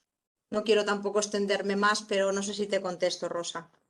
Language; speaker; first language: Spanish; native; Spanish